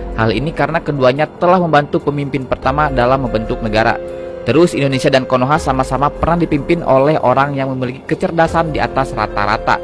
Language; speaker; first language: Indonesian; native; Indonesian